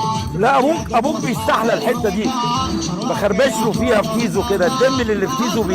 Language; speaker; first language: Arabic; native; Arabic